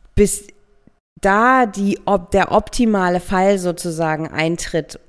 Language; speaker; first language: German; native; German